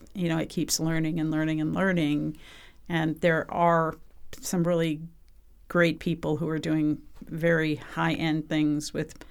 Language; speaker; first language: English; native; English